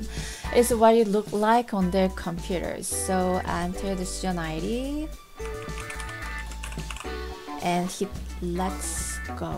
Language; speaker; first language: English; non-native, fluent; Korean